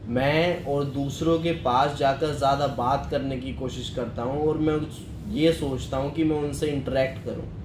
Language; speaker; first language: Hindi; native; Hindi